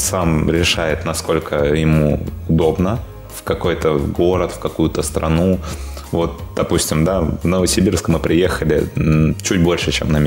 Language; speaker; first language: Russian; native; Russian